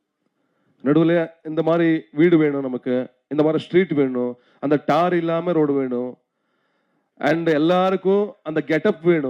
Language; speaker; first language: Tamil; non-native, learner; Kannada